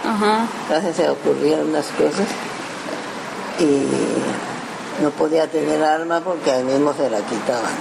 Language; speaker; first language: Spanish; early bilingual, other home language; Japanese